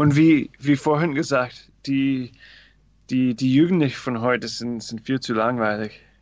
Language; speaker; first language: German; non-native, fluent; English